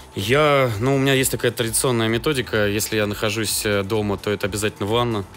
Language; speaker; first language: Russian; native; Russian